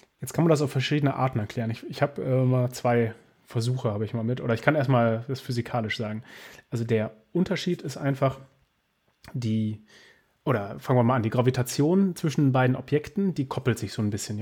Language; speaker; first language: German; native; German